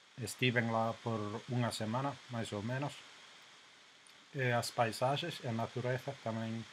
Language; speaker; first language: Galician; non-native, fluent; Finnish